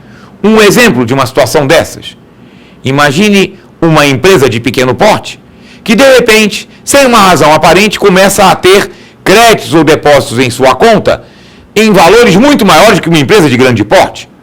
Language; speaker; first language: Portuguese; native; Portuguese